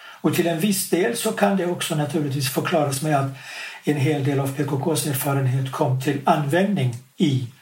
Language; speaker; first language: Swedish; non-native, fluent; Kurdish